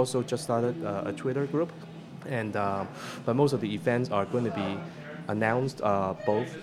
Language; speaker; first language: English; non-native, local second language; Cantonese